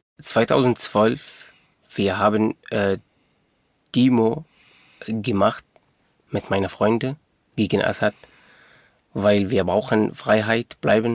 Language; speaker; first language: German; non-native, local second language; Arabic